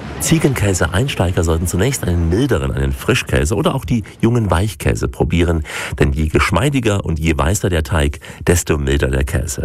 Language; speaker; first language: German; native; German